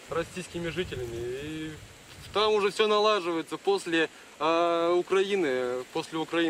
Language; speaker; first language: Russian; native; Russian